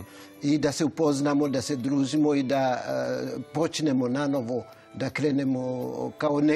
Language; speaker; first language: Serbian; non-native, fluent; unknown